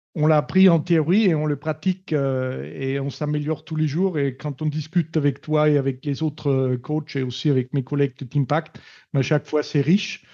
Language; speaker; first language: French; non-native, fluent; German